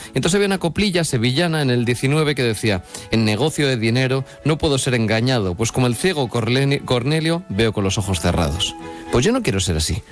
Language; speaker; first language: Spanish; native; Spanish